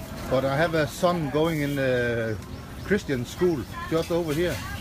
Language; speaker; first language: English; non-native, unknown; Danish